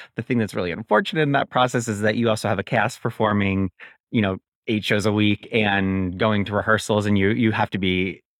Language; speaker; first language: English; native; English